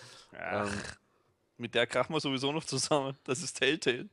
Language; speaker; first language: German; native; German